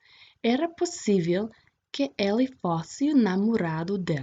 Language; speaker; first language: Portuguese; non-native, fluent; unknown